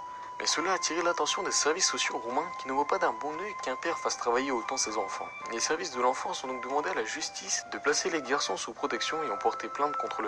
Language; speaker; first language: French; native; French